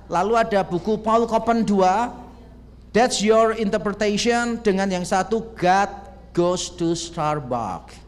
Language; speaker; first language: Indonesian; native; Indonesian